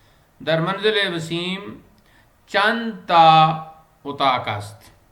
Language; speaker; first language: Persian; non-native, fluent; Urdu